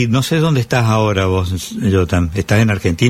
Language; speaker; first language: Spanish; native; Spanish